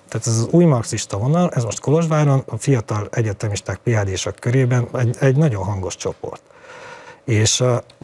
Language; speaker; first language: Hungarian; native; Hungarian